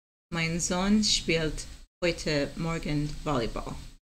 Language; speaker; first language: German; non-native, learner; Spanish